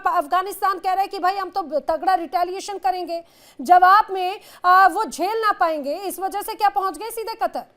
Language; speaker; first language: Hindi; native; Hindi